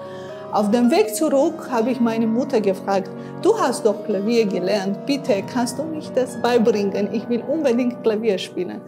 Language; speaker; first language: German; non-native, fluent; Armenian